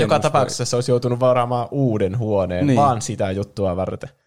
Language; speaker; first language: Finnish; native; Finnish